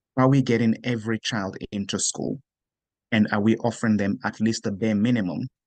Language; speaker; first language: English; non-native, local second language; Yoruba